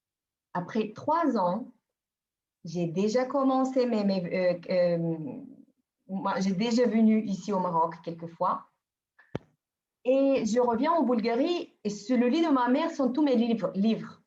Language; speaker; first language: French; non-native, fluent; Bulgarian